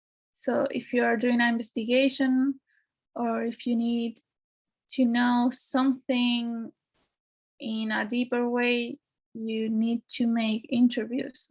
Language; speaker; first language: English; non-native, fluent; Spanish